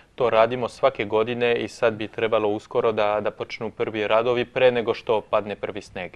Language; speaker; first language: Croatian; non-native, fluent; French